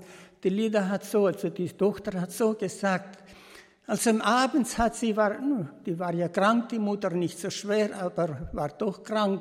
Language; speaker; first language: German; early bilingual, heritage; German